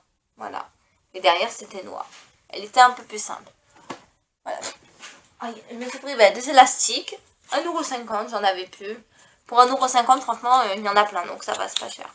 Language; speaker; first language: French; native; French